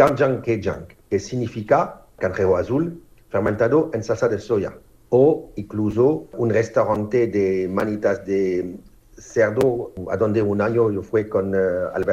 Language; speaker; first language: Spanish; non-native, fluent; French